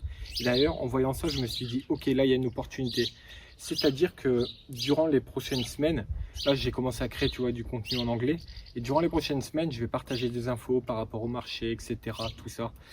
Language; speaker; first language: French; native; French